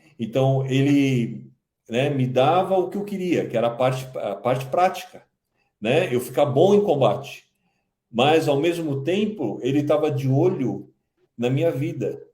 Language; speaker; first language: Portuguese; early bilingual, other home language; Kabuverdianu